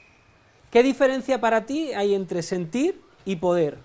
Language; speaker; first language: Spanish; native; Spanish